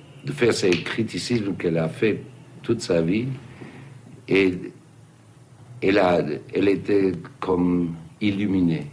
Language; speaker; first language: French; non-native, fluent; English